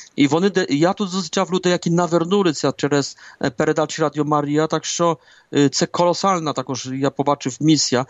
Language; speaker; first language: Ukrainian; early bilingual, heritage; Ukrainian